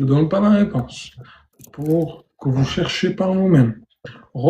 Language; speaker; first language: French; native; French